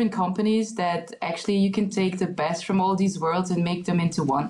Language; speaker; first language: English; non-native, fluent; Hungarian